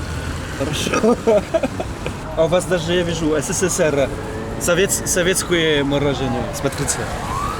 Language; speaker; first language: Russian; non-native, learner; French